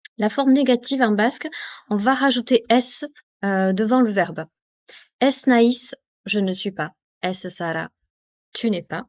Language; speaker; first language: French; native; French